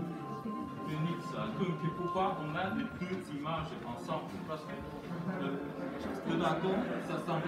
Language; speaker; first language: French; non-native, fluent; Chinese